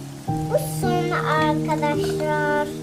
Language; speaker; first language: Turkish; early bilingual, heritage; Turkish